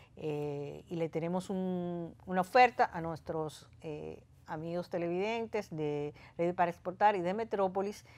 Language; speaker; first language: Spanish; native; Spanish